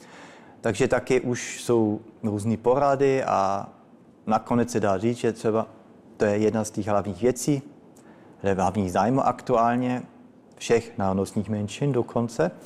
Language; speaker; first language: Czech; early bilingual, heritage; Czech